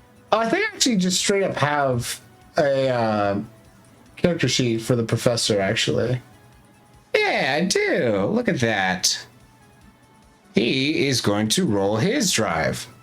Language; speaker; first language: English; native; English